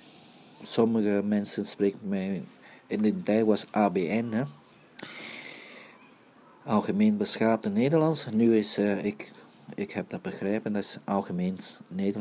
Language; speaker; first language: Dutch; early bilingual, other home language; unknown